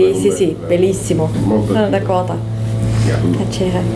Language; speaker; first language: Italian; non-native, local second language; German